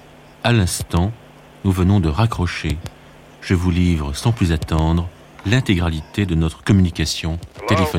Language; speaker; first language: French; native; French